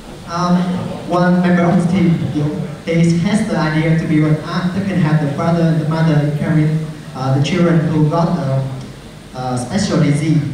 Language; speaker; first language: English; non-native, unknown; Vietnamese